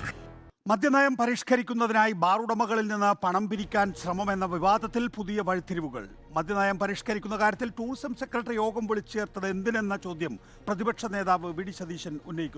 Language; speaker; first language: Malayalam; native; Malayalam